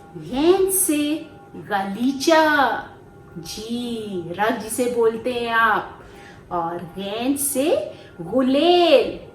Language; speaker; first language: Urdu; non-native, local second language; Punjabi